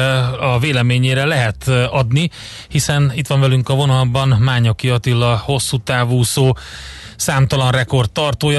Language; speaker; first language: Hungarian; native; Hungarian